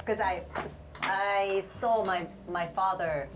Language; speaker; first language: English; non-native, fluent; Korean